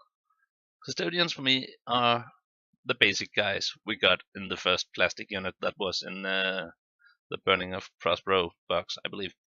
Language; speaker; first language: English; non-native, fluent; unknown